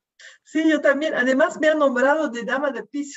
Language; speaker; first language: Spanish; non-native, fluent; Dutch